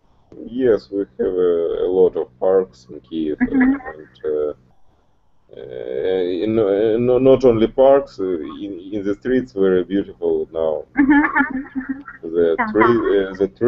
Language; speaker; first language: English; non-native, learner; Russian